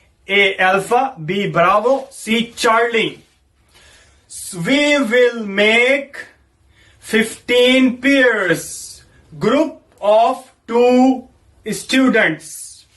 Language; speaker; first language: English; non-native, fluent; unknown